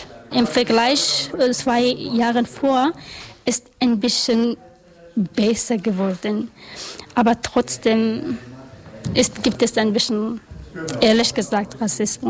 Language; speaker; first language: German; non-native, learner; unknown